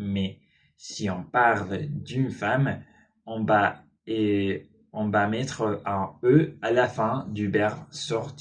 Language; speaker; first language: French; non-native, learner; Spanish